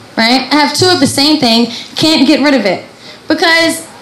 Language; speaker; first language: English; native; English